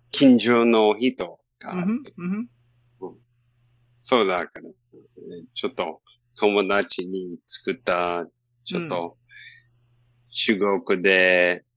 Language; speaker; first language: Japanese; non-native, learner; English